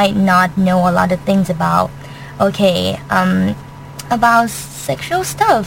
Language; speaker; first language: English; non-native, fluent; Thai